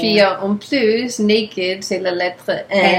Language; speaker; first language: French; non-native, learner; English